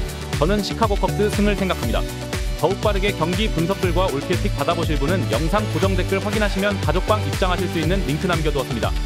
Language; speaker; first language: Korean; native; Korean